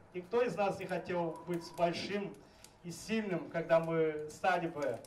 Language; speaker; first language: Russian; non-native, fluent; Portuguese